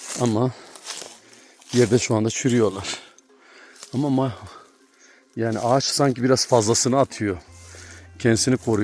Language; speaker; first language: Turkish; native; Turkish